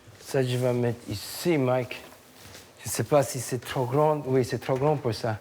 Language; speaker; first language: French; non-native, fluent; English